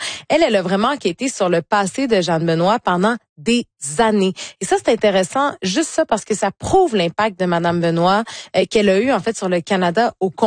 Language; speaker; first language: French; native; French